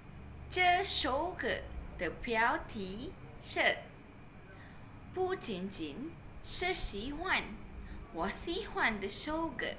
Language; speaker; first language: Chinese; non-native, learner; Malay